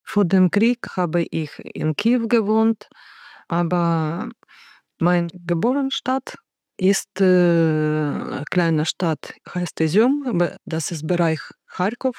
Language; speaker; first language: German; non-native, learner; Ukrainian